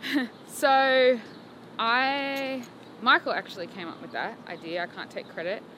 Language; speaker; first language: English; native; English